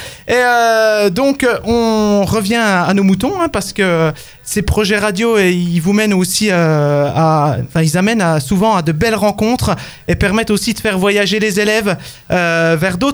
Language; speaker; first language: French; native; French